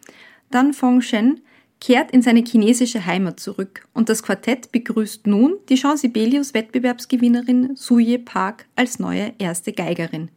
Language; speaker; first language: German; native; German